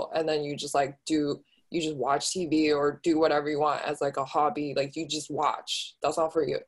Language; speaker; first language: English; early bilingual, other home language; Chinese